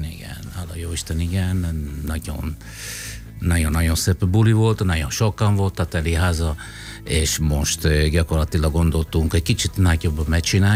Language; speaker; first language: Hungarian; non-native, fluent; Italian